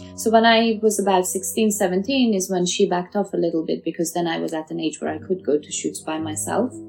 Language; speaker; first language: English; non-native, local second language; Persian